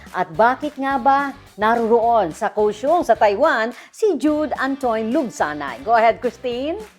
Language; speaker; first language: Filipino; native; Filipino